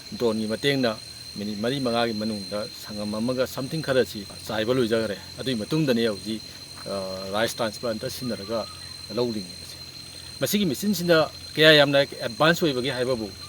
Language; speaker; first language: Manipuri; native; Manipuri